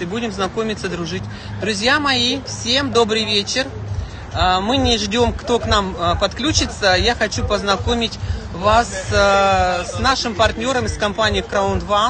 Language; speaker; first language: Russian; native; Russian